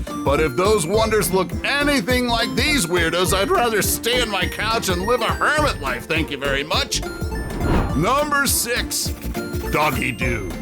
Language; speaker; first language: English; native; English